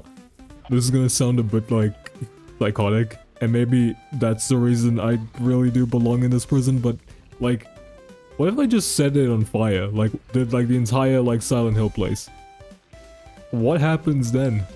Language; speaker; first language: English; native; English